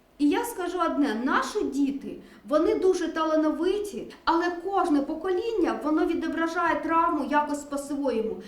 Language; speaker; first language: Ukrainian; native; Ukrainian